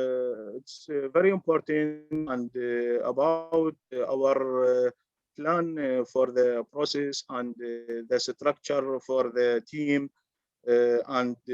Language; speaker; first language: English; non-native, learner; Arabic